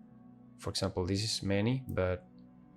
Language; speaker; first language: English; non-native, fluent; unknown